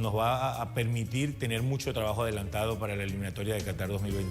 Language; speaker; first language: Spanish; native; Spanish